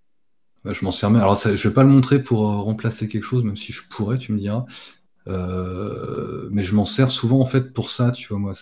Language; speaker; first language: French; native; French